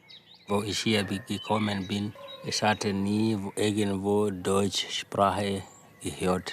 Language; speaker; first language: German; non-native, learner; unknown